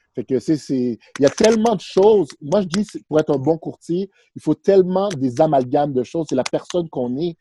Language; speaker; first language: French; early bilingual, other home language; Haitian Creole